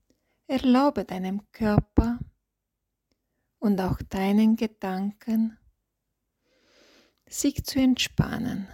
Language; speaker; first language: German; non-native, fluent; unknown